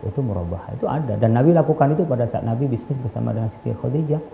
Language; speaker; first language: Indonesian; native; Indonesian